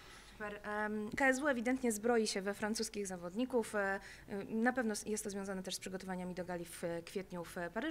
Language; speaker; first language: Polish; native; Polish